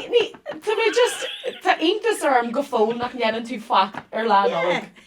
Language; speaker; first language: Irish; non-native, local second language; English